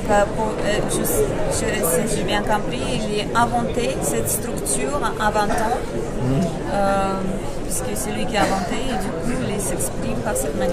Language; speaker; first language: French; non-native, fluent; Russian